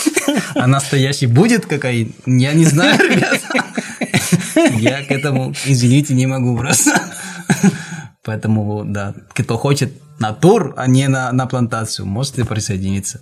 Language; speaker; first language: Russian; non-native, fluent; Spanish